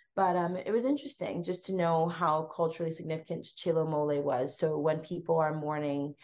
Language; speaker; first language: English; native; English